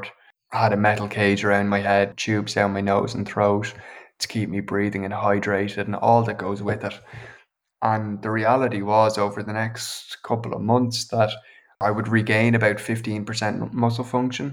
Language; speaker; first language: English; native; English